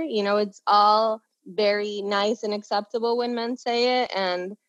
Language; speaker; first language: English; non-native, local second language; Spanish